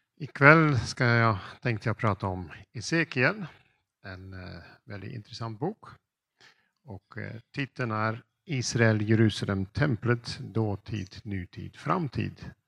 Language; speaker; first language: Swedish; non-native, fluent; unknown